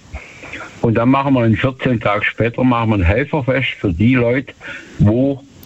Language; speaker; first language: German; native; German